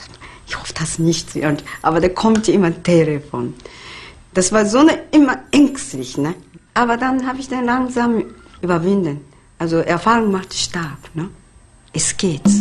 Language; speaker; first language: German; non-native, learner; Japanese